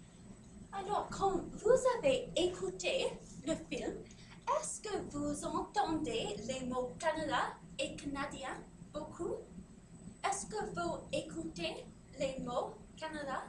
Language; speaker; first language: French; non-native, fluent; English